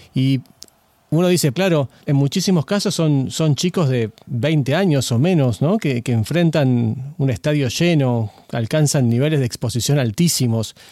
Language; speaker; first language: Spanish; native; Spanish